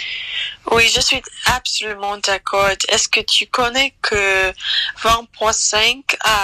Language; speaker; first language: French; non-native, learner; English